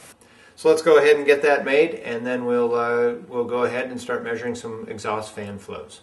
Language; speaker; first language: English; native; English